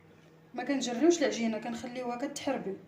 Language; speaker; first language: Arabic; native; Arabic